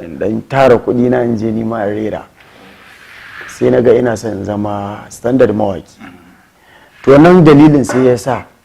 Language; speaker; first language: Hausa; native; Hausa